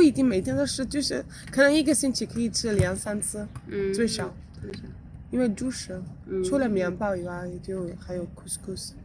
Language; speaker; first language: Chinese; non-native, fluent; Arabic